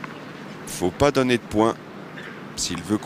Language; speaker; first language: French; native; French